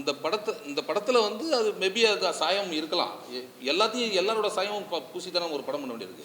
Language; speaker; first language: Tamil; native; Tamil